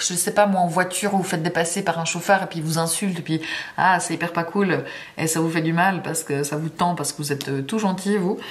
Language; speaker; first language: French; native; French